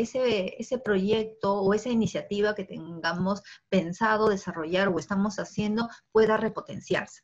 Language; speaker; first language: Spanish; native; Spanish